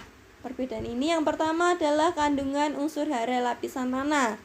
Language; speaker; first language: Indonesian; native; Indonesian